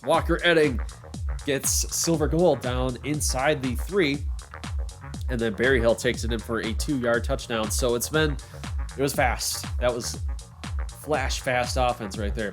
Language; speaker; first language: English; native; English